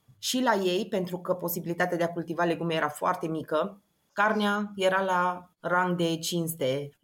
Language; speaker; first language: Romanian; native; Romanian